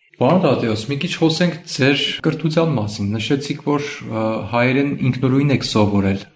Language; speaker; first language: Armenian; native; Armenian